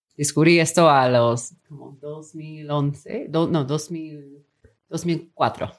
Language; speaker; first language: Spanish; non-native, fluent; English